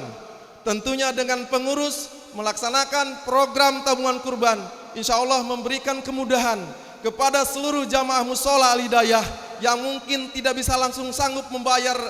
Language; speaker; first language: Indonesian; native; Indonesian